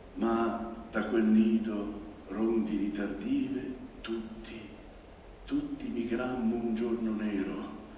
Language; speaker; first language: Italian; non-native, local second language; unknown